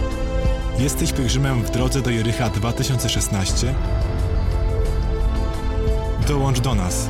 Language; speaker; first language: Polish; native; Polish